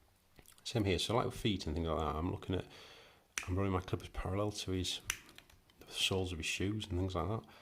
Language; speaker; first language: English; native; English